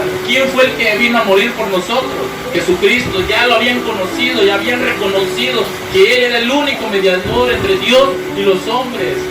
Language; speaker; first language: Spanish; native; Spanish